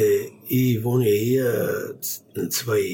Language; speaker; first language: German; non-native, learner; Armenian